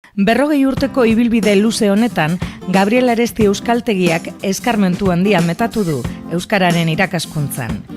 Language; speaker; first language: Basque; native; Basque